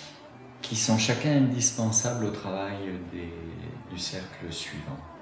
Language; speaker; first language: French; native; French